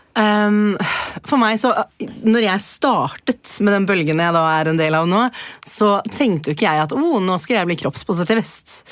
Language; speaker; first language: Norwegian; early bilingual, other home language; Persian